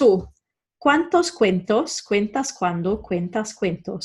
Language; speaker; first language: Spanish; non-native, fluent; English